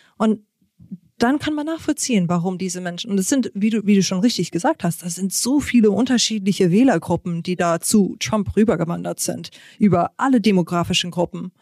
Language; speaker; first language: German; non-native, fluent; English